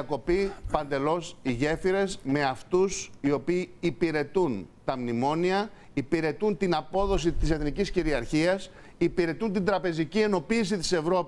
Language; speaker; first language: Greek; native; Greek